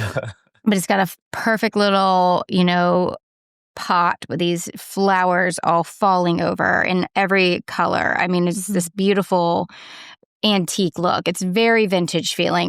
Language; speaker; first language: English; native; English